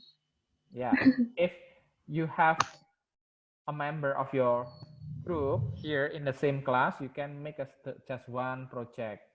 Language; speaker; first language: English; non-native, local second language; Indonesian